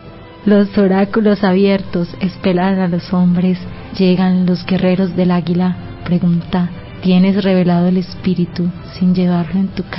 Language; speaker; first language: Spanish; native; Spanish